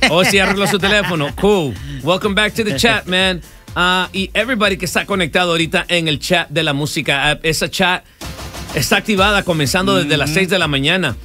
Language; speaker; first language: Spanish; early bilingual, heritage; Spanish